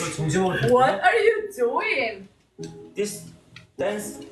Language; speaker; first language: English; non-native, fluent; Spanish